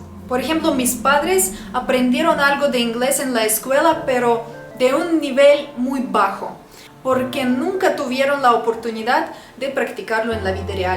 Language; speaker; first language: Spanish; non-native, fluent; Russian